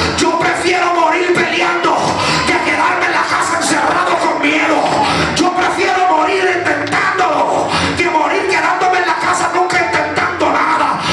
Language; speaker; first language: Spanish; native; Spanish